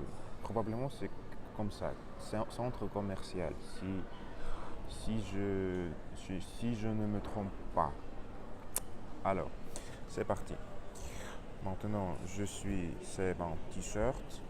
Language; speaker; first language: French; non-native, learner; Russian